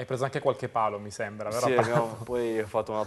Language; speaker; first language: Italian; native; Italian